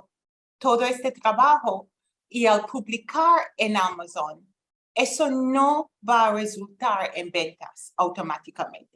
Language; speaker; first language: Spanish; non-native, fluent; English